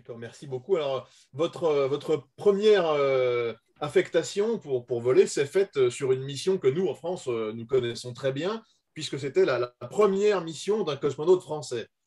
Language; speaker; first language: French; native; French